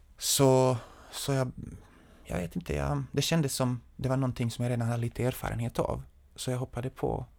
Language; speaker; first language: Swedish; non-native, fluent; Serbian